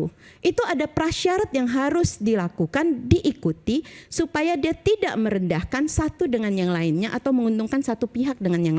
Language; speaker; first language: Indonesian; native; Indonesian